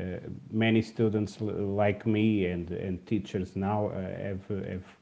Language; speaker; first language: English; non-native, learner; Portuguese